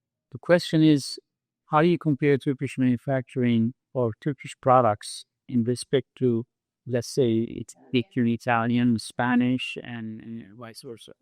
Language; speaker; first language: English; non-native, fluent; Turkish